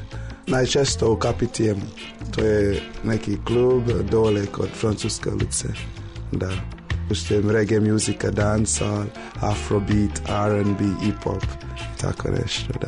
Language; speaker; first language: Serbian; non-native, learner; English